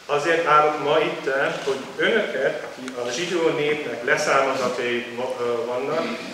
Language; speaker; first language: Hungarian; non-native, fluent; German